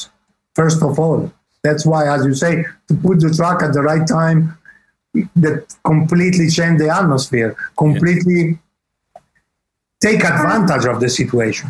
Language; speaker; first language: English; non-native, fluent; Italian